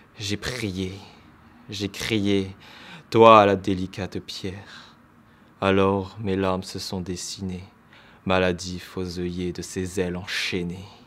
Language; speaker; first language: French; native; French